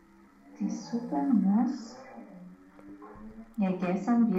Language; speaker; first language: German; non-native, learner; Romanian